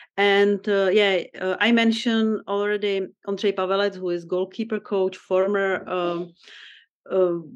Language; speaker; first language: English; non-native, fluent; Czech